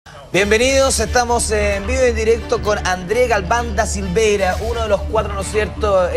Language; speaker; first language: Spanish; native; Spanish